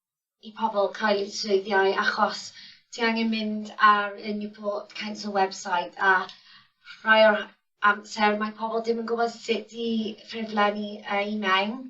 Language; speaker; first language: Welsh; non-native, local second language; English